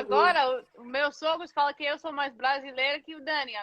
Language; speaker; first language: Portuguese; non-native, fluent; English